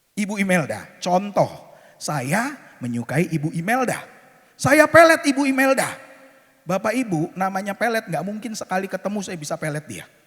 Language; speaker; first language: Indonesian; native; Indonesian